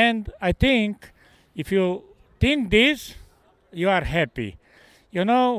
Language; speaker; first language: English; non-native, learner; Romanian